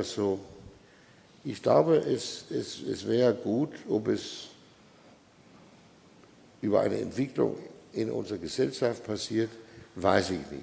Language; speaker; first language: German; non-native, fluent; Danish